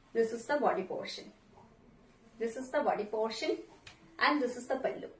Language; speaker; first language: English; non-native, local second language; Bangla